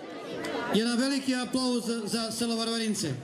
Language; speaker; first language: Bosnian; native; Bosnian